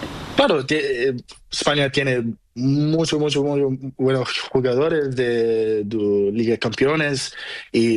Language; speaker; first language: Spanish; non-native, learner; Portuguese